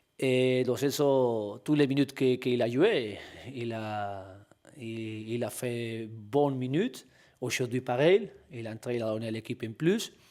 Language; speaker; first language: French; non-native, learner; Spanish